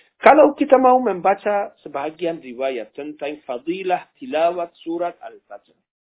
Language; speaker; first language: Indonesian; non-native, fluent; Persian